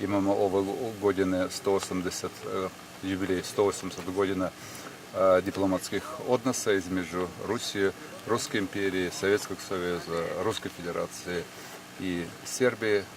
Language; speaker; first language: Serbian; non-native, fluent; Russian